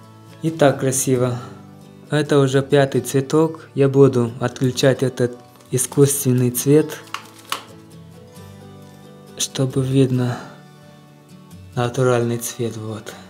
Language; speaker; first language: Russian; non-native, learner; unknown